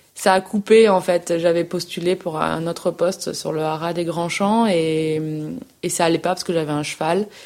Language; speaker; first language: French; native; French